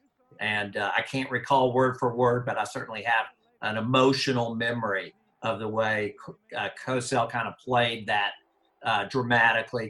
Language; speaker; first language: English; native; English